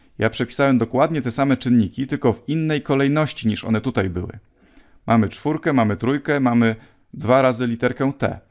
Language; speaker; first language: Polish; native; Polish